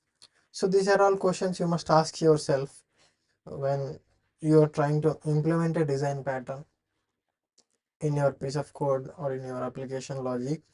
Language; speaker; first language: English; non-native, fluent; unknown